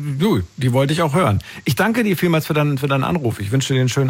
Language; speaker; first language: German; native; German